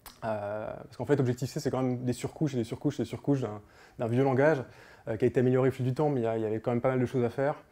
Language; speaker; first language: French; native; French